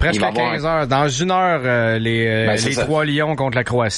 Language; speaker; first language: French; native; French